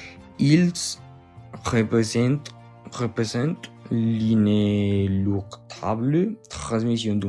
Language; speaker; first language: French; non-native, learner; Spanish